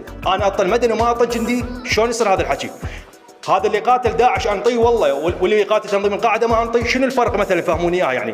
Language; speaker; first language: Arabic; native; Arabic